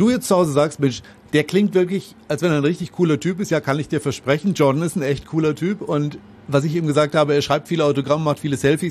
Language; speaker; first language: German; native; German